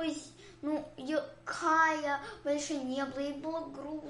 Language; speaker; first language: Russian; early bilingual, heritage; Russian